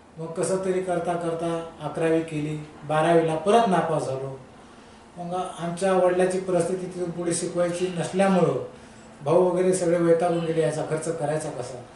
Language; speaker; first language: Marathi; native; Marathi